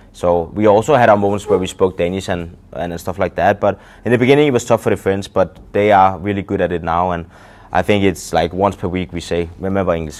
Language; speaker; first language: English; non-native, fluent; Danish